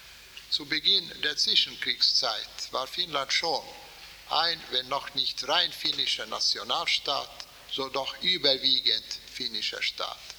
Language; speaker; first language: German; non-native, fluent; Swedish